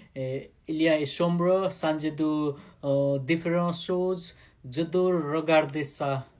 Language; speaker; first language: French; non-native, learner; Nepali